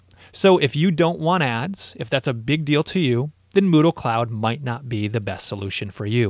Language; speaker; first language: English; native; English